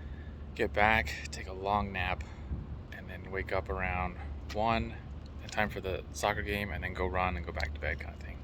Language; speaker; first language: English; native; English